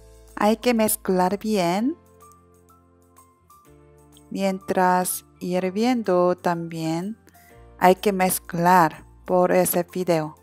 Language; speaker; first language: Spanish; non-native, learner; Korean